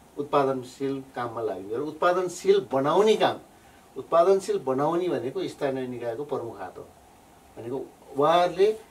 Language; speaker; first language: Nepali; native; Nepali